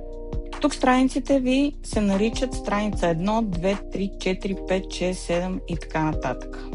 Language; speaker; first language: Bulgarian; native; Bulgarian